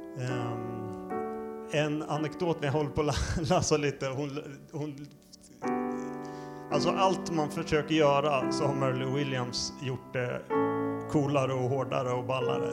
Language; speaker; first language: Swedish; native; Swedish